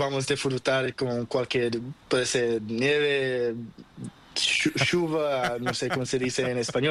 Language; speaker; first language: Spanish; non-native, learner; Portuguese